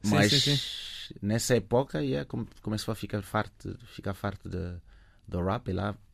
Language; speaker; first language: Portuguese; non-native, fluent; French